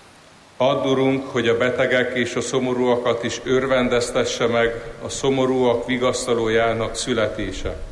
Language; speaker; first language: Hungarian; native; Hungarian